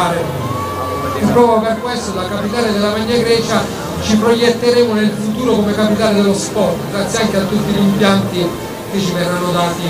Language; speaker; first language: Italian; native; Italian